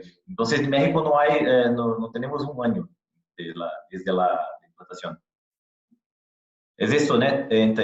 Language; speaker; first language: Spanish; non-native, fluent; Portuguese